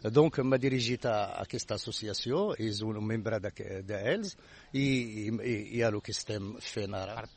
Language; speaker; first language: Catalan; non-native, learner; Arabic